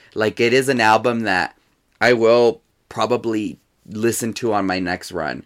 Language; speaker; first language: English; early bilingual, other home language; Spanish